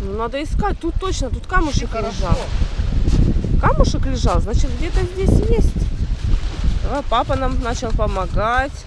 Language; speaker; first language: Russian; native; Russian